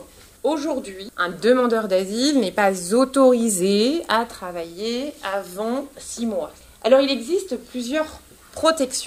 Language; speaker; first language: French; native; French